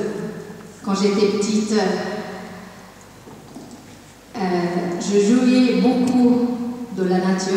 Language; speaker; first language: French; non-native, learner; Tamil